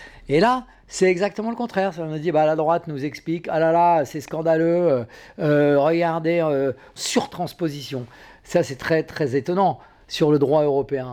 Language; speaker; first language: French; native; French